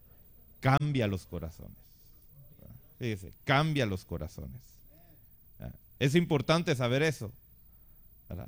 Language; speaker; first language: Spanish; native; Spanish